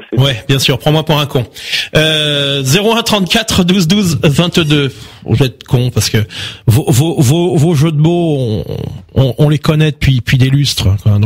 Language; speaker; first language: French; native; French